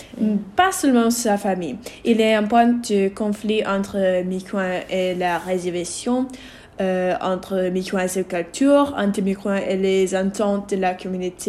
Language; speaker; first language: French; non-native, learner; English